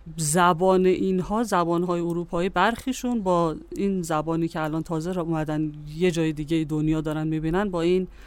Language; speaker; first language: Persian; native; Persian